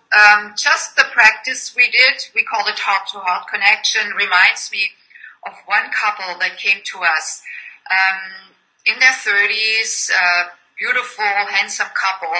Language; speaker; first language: English; non-native, fluent; German